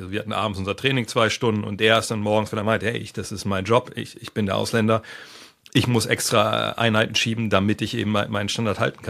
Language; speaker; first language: German; native; German